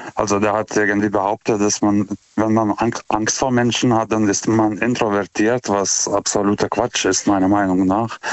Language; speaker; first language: German; non-native, fluent; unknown